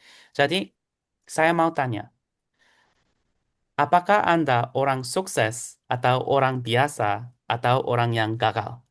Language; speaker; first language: Indonesian; non-native, fluent; Korean